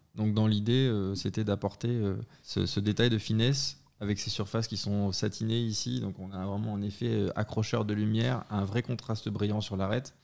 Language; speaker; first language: French; native; French